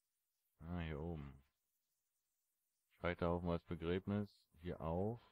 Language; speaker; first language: German; native; German